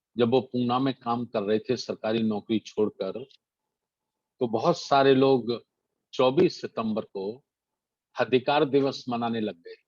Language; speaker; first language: Hindi; native; Hindi